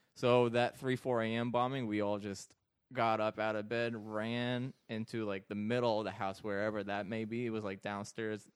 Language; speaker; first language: English; early bilingual, other home language; Arabic